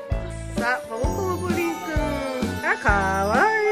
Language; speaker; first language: Japanese; native; Japanese